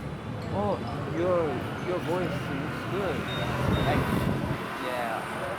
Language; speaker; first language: English; non-native, learner; Korean